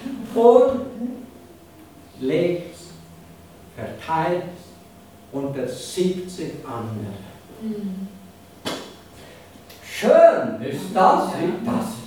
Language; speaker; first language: German; non-native, fluent; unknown